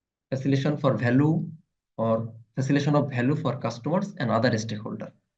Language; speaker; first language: English; non-native, local second language; Bangla